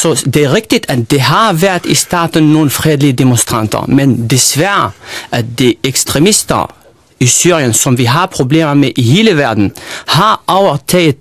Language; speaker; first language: Danish; non-native, fluent; Arabic